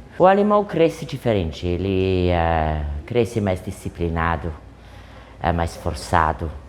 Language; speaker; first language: Portuguese; non-native, fluent; German